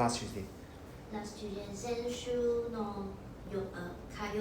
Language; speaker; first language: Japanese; non-native, learner; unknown